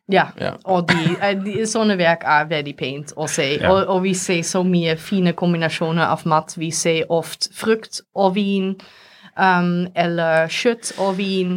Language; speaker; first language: Swedish; non-native, fluent; Dutch